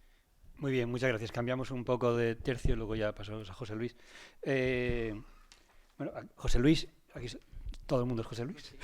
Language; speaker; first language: Spanish; native; Spanish